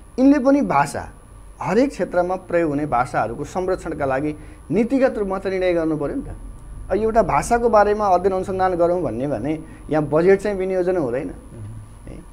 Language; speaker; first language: Nepali; native; Nepali